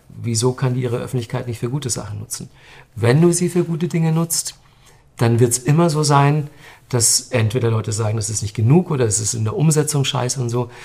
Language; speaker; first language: German; native; German